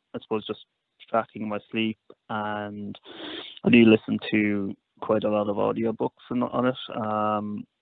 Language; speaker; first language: English; native; English